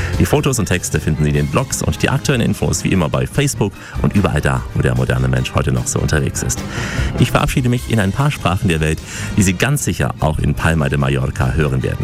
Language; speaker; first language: German; native; German